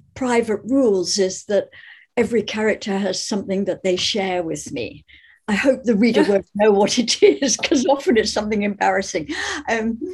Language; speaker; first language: English; native; English